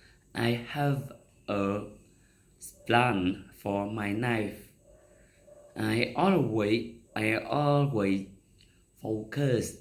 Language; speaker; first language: English; non-native, learner; Vietnamese